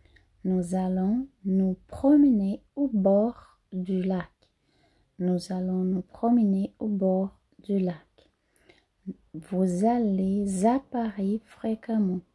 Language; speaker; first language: French; non-native, fluent; Portuguese